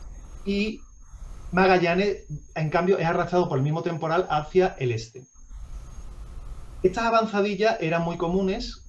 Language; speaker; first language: Spanish; native; Spanish